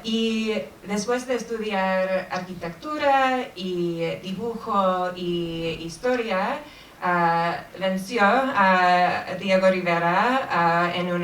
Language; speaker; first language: Spanish; non-native, fluent; English